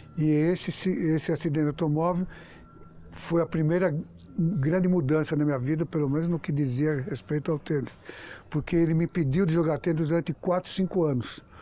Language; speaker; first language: Portuguese; native; Portuguese